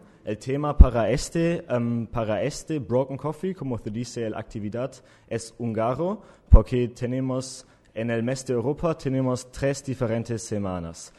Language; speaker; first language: Spanish; non-native, learner; German